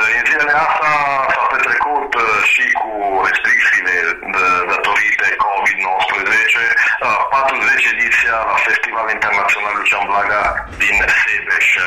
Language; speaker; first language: Romanian; non-native, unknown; Italian